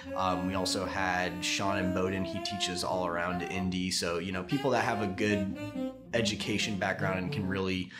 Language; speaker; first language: English; native; English